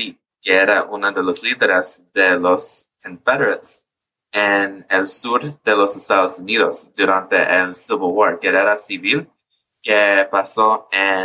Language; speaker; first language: Spanish; early bilingual, heritage; English